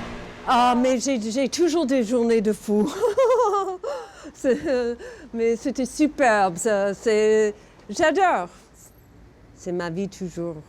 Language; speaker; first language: French; non-native, fluent; English